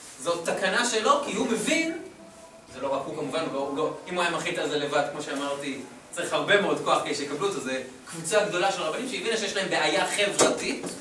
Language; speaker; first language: Hebrew; native; Hebrew